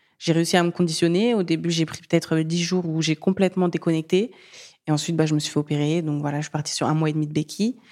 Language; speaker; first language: French; early bilingual, other home language; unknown